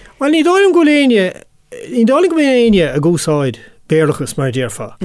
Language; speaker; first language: Irish; non-native, local second language; English